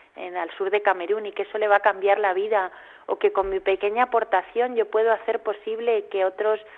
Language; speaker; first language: Spanish; native; Spanish